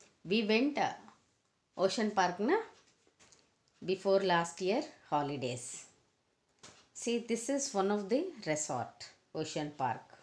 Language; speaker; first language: English; non-native, local second language; Telugu